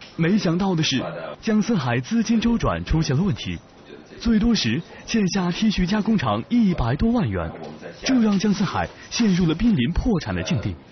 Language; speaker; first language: Chinese; native; Chinese